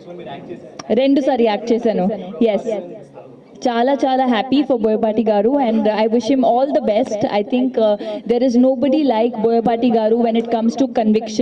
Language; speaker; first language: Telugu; non-native, local second language; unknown